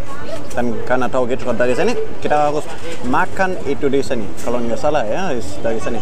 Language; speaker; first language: Indonesian; non-native, fluent; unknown